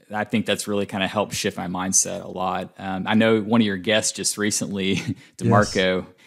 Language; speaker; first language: English; native; English